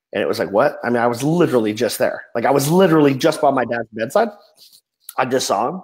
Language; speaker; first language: English; native; English